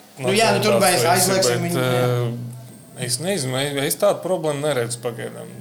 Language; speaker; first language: Latvian; non-native, local second language; Russian